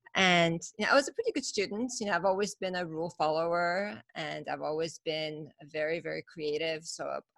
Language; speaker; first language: English; early bilingual, other home language; Persian